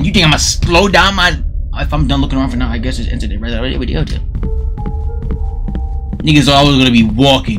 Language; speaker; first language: English; native; English